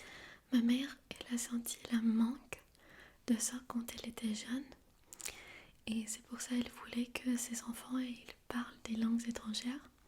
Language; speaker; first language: French; non-native, fluent; Armenian